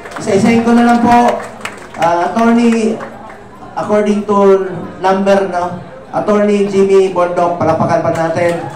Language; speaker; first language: Filipino; non-native, local second language; Cebuano